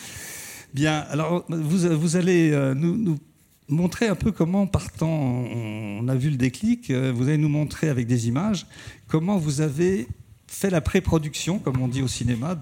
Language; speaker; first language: French; native; French